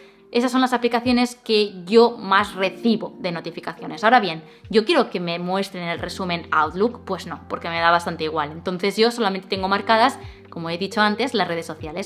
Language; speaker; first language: Spanish; native; Spanish